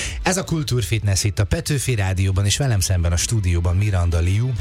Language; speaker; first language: Hungarian; native; Hungarian